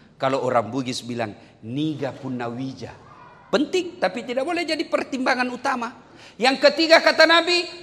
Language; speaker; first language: Indonesian; non-native, local second language; Buginese